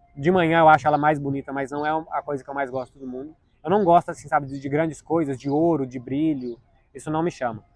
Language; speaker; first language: Portuguese; native; Portuguese